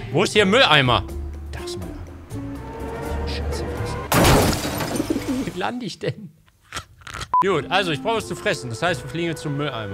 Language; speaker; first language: German; native; German